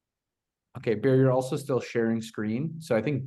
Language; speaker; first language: English; native; English